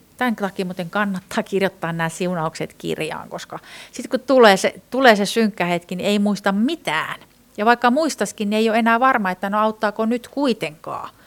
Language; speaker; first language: Finnish; non-native, fluent; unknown